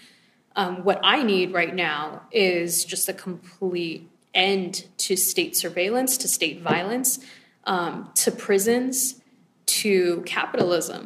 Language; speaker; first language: English; native; English